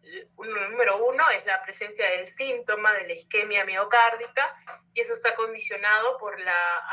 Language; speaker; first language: Spanish; native; Spanish